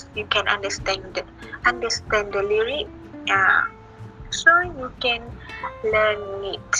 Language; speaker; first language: English; non-native, learner; Malay